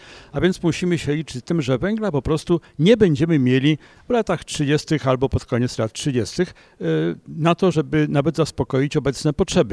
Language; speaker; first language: Polish; native; Polish